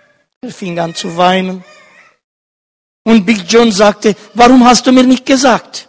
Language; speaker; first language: German; non-native, fluent; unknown